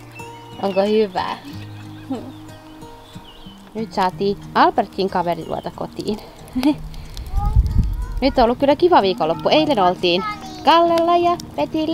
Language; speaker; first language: Finnish; native; Finnish